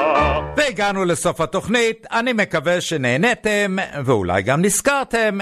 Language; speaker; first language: Hebrew; native; Hebrew